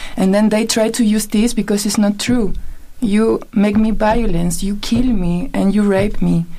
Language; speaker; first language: English; non-native, learner; Spanish